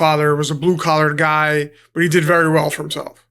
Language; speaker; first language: English; native; English